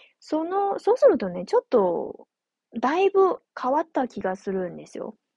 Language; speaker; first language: Japanese; non-native, fluent; Chinese